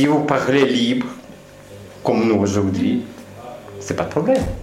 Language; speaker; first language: French; non-native, learner; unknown